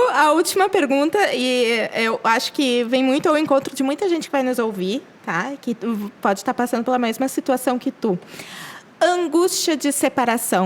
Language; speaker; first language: Portuguese; native; Portuguese